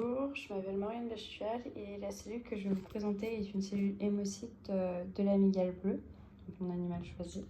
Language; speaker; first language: French; native; French